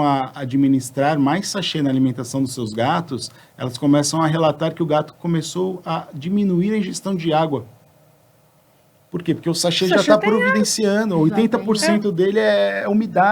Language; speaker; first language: Portuguese; native; Portuguese